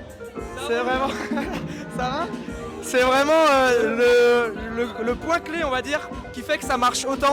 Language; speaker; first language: French; native; French